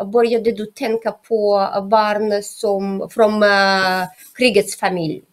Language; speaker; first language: Swedish; non-native, learner; Ukrainian